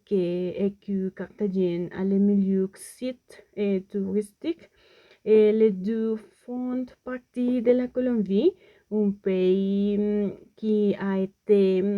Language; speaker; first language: French; non-native, learner; Spanish